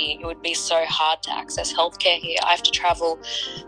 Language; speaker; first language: English; native; English